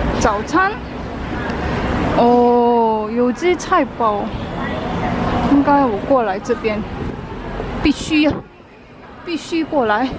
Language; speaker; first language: Chinese; non-native, fluent; Korean